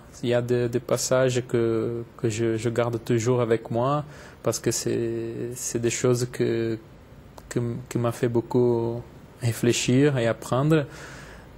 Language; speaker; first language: French; non-native, fluent; Portuguese